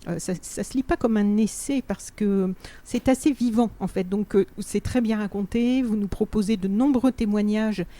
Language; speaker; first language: French; native; French